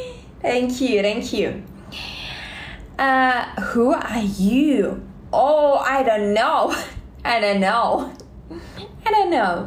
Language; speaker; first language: English; non-native, learner; Russian